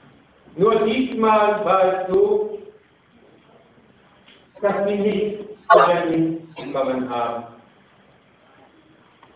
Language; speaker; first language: German; non-native, fluent; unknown